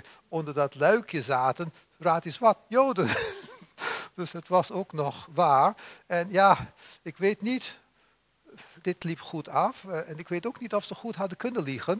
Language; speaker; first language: Dutch; native; Dutch